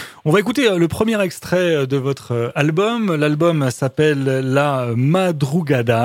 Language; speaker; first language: French; native; French